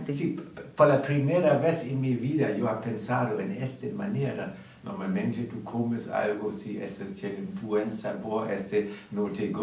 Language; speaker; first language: Spanish; non-native, learner; German